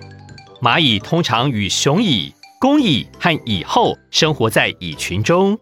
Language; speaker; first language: Chinese; native; Chinese